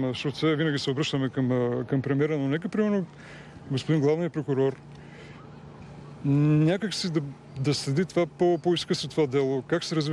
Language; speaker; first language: Bulgarian; native; Bulgarian